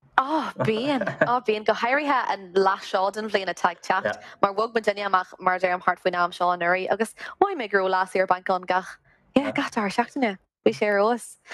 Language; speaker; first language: Irish; non-native, local second language; English